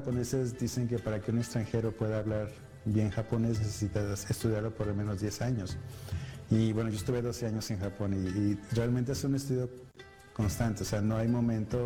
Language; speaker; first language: Spanish; native; Spanish